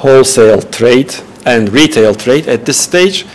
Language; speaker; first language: English; non-native, fluent; Turkish